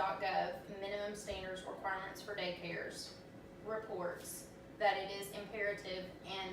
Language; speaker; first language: English; native; English